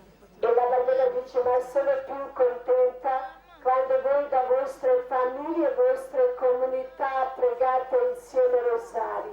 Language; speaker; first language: Italian; non-native, learner; Croatian